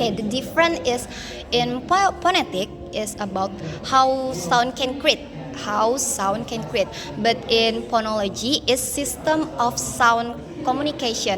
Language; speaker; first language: English; non-native, learner; Indonesian